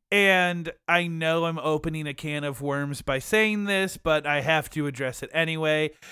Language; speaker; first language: English; native; English